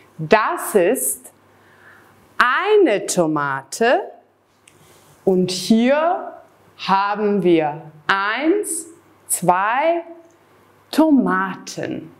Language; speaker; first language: German; non-native, fluent; Serbian